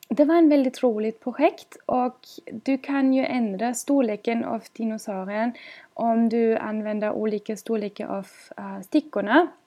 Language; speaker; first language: Swedish; non-native, fluent; German